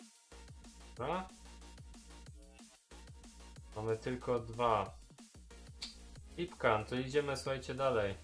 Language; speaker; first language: Polish; native; Polish